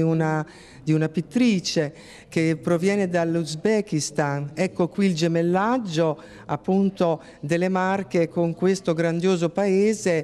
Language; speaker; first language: Italian; non-native, fluent; Spanish